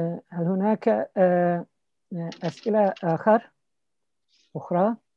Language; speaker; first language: Arabic; non-native, fluent; Turkish